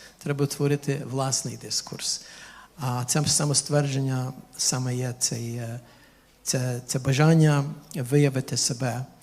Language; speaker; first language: Ukrainian; early bilingual, heritage; Ukrainian